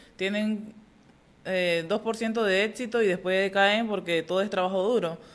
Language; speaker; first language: Spanish; native; Spanish